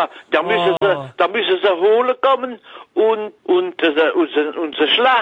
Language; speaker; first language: German; non-native, learner; French